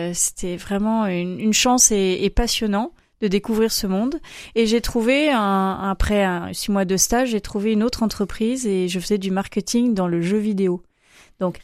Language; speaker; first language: French; native; French